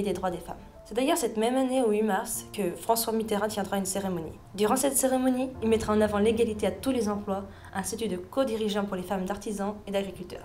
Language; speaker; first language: French; native; French